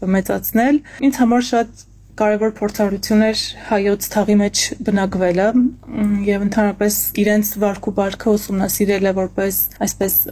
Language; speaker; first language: Armenian; native; Armenian